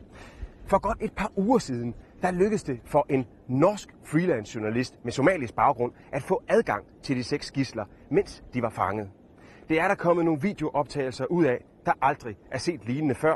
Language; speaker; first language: Danish; native; Danish